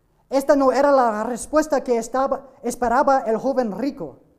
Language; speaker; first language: Spanish; non-native, learner; English